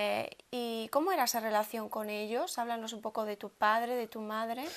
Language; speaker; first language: Spanish; native; Spanish